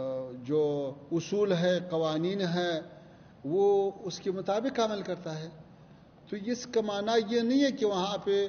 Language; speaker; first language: Hindi; non-native, learner; Pashto